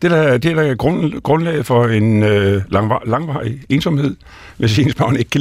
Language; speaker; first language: Danish; native; Danish